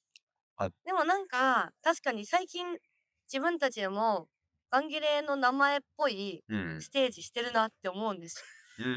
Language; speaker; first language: Japanese; native; Japanese